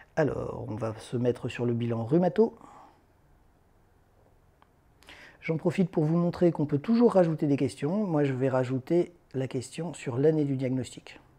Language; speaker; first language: French; native; French